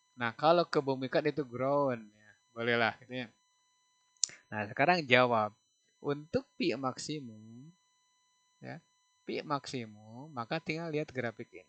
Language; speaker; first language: Indonesian; native; Indonesian